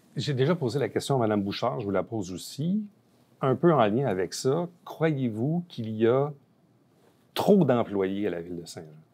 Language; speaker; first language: French; native; French